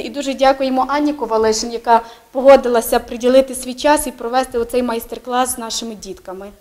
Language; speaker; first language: Ukrainian; native; Ukrainian